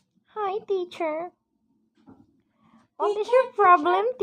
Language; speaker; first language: English; non-native, learner; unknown